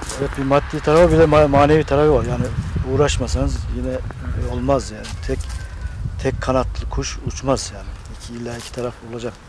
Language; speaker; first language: Turkish; native; Turkish